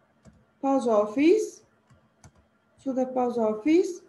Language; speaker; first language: English; non-native, learner; Spanish